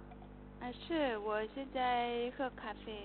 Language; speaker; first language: Chinese; non-native, learner; Korean